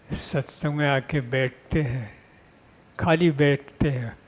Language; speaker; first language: Hindi; non-native, local second language; Gujarati